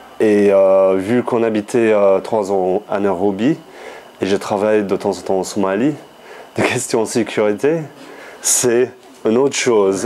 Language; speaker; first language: French; non-native, fluent; English